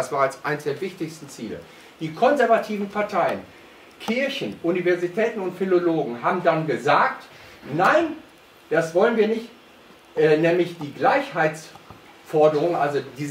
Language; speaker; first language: German; native; German